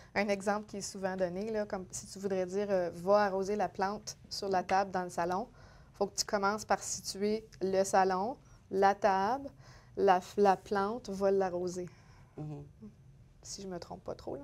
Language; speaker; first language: French; native; French